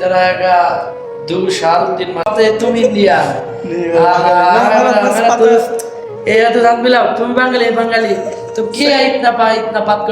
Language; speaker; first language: Hindi; non-native, learner; Bangla